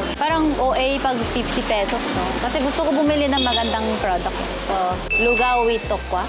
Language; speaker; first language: Filipino; non-native, fluent; Korean